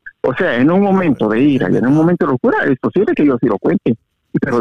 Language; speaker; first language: Spanish; native; Spanish